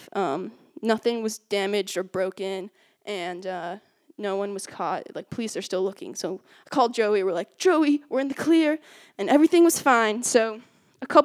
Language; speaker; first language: English; native; English